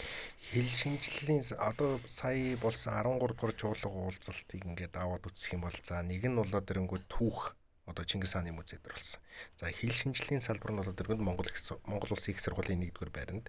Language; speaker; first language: Mongolian; native; Mongolian